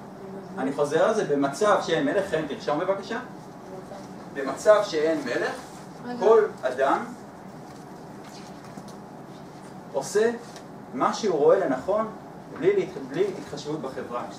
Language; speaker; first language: Hebrew; native; Hebrew